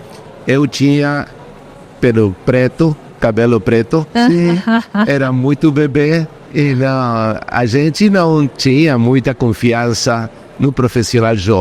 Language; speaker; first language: Portuguese; non-native, fluent; Spanish